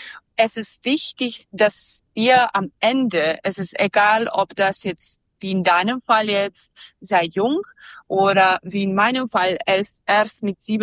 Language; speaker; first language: German; non-native, learner; Serbian